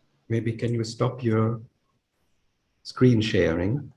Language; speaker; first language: English; non-native, fluent; Indonesian